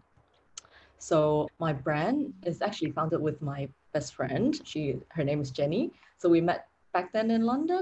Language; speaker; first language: English; non-native, local second language; Cantonese